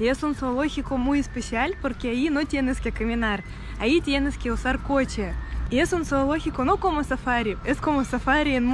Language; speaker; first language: Spanish; non-native, learner; Russian